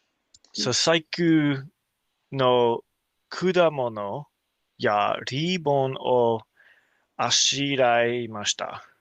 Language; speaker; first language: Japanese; non-native, learner; English